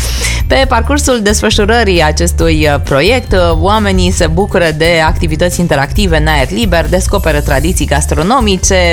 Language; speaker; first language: Romanian; native; Romanian